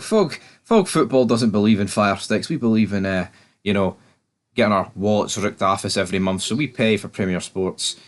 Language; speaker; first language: English; native; English